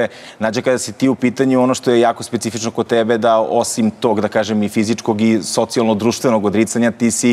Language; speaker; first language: Croatian; native; Croatian